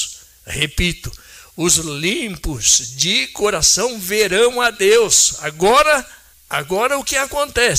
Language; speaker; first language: Portuguese; native; Portuguese